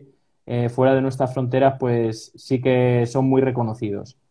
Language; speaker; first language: Spanish; native; Spanish